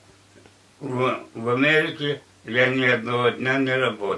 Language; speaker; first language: Russian; non-native, local second language; Ukrainian